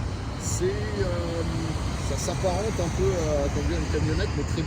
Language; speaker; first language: French; native; French